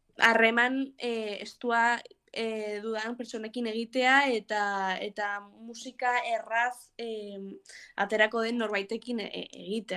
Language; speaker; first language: Basque; non-native, local second language; Spanish